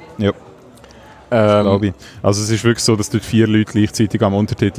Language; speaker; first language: German; native; German